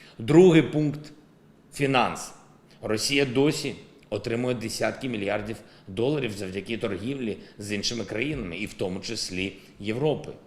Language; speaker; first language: Ukrainian; non-native, local second language; Russian